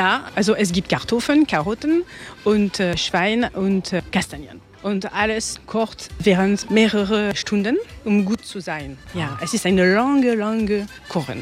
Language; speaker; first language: German; non-native, learner; French